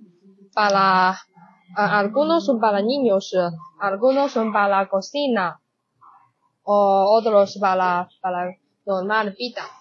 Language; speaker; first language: Spanish; non-native, learner; Chinese